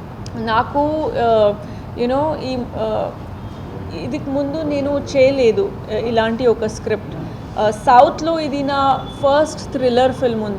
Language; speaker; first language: Telugu; non-native, fluent; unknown